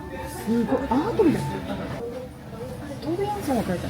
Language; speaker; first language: Japanese; native; Japanese